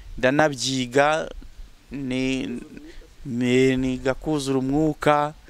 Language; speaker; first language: Kinyarwanda; early bilingual, heritage; Kinyarwanda